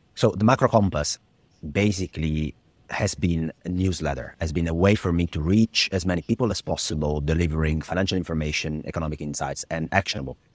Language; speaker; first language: English; non-native, fluent; Italian